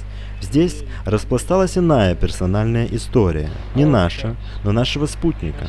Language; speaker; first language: Russian; native; Russian